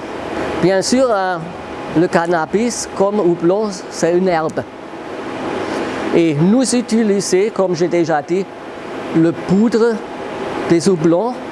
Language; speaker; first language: French; non-native, fluent; German